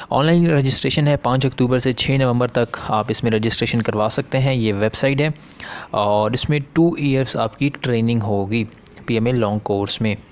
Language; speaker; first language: Urdu; native; Urdu